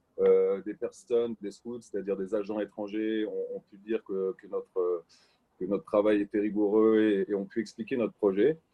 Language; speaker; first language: French; native; French